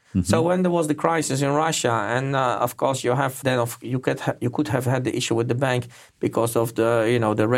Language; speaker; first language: English; non-native, fluent; Polish